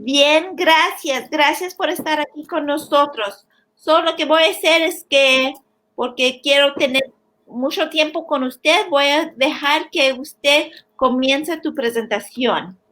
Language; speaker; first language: Spanish; early bilingual, heritage; Spanish